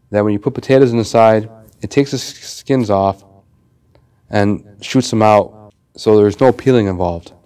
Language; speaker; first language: English; native; English